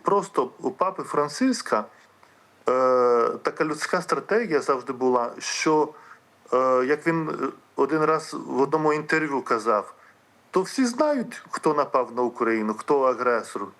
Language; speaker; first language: Ukrainian; non-native, fluent; Lithuanian